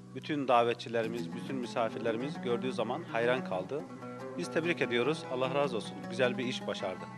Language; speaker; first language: Turkish; native; Turkish